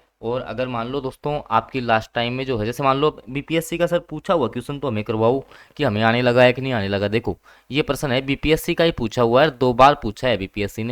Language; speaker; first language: Hindi; native; Hindi